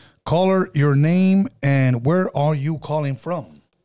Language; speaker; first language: English; native; English